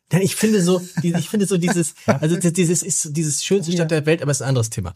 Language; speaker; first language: German; native; German